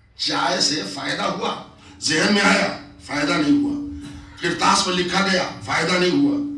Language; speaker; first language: Urdu; native; Urdu